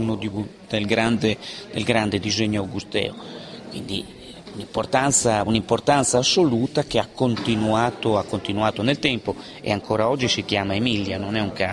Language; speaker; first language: Italian; native; Italian